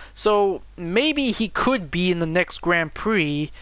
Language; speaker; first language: English; native; English